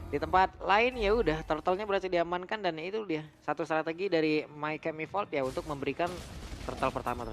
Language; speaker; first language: Indonesian; native; Indonesian